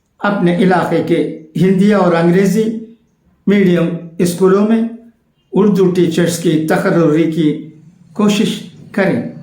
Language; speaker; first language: Urdu; native; Urdu